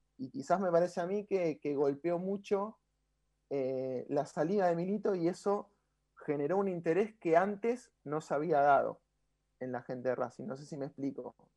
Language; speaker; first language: Spanish; native; Spanish